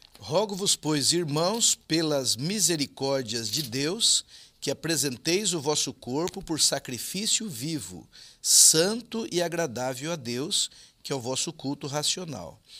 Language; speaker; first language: Portuguese; native; Portuguese